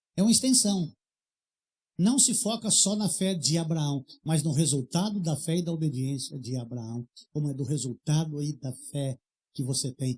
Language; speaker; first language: Portuguese; native; Portuguese